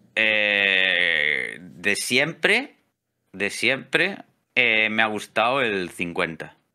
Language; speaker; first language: Spanish; native; Spanish